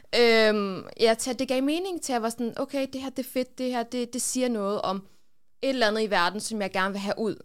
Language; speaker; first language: Danish; early bilingual, other home language; Kurdish